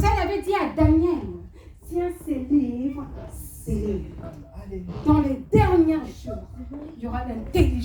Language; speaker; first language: French; non-native, local second language; Lingala